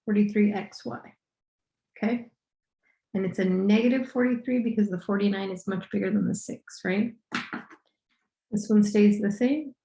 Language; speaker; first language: English; native; English